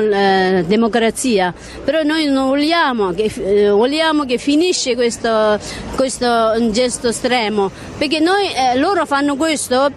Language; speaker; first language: Italian; non-native, learner; Tibetan